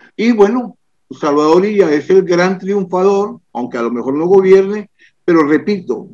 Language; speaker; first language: Spanish; native; Spanish